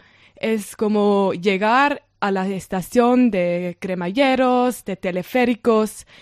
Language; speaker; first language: Spanish; non-native, learner; German